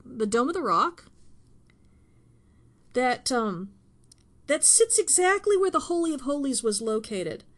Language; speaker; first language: English; native; English